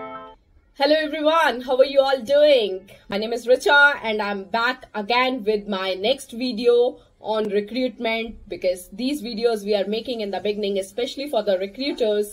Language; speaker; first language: English; non-native, local second language; Hindi